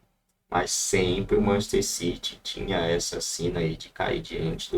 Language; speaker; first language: Portuguese; native; Portuguese